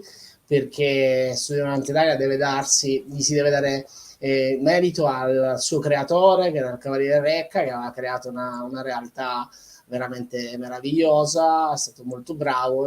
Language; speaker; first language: Italian; native; Italian